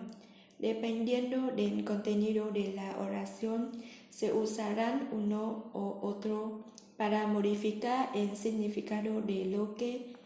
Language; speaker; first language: Spanish; non-native, learner; Vietnamese